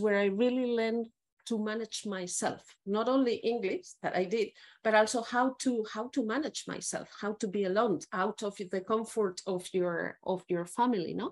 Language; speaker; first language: English; non-native, fluent; Spanish